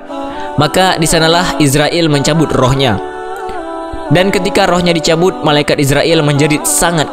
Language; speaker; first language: Indonesian; native; Indonesian